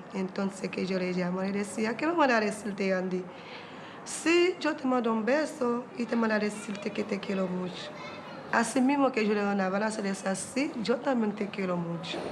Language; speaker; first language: Spanish; non-native, fluent; Haitian Creole